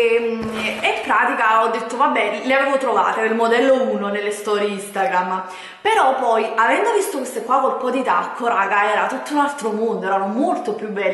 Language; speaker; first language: Italian; native; Italian